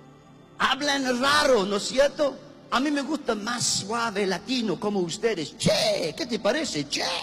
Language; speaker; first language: Spanish; non-native, learner; English